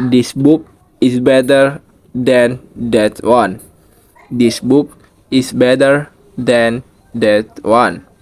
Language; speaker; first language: English; non-native, learner; Indonesian